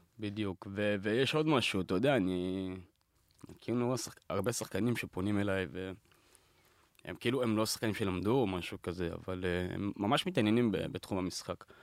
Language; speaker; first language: Hebrew; native; Hebrew